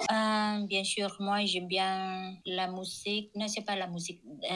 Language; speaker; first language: French; non-native, learner; Spanish